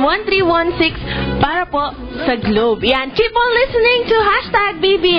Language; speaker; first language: Filipino; native; Filipino